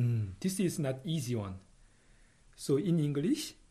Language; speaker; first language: English; non-native, fluent; Korean